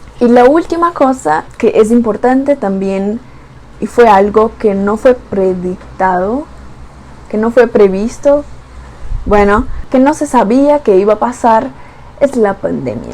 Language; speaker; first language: Spanish; non-native, fluent; Portuguese